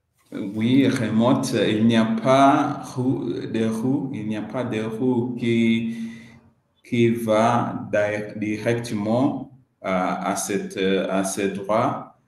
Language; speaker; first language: French; non-native, learner; Swahili